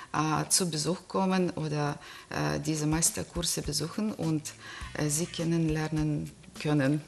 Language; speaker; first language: German; non-native, fluent; Russian